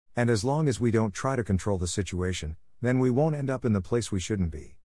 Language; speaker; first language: English; non-native, local second language; Bemba